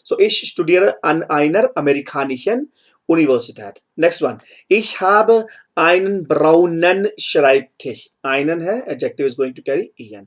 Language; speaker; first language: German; non-native, fluent; Hindi